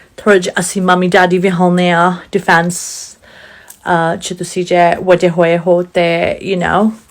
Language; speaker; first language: Punjabi; non-native, local second language; Urdu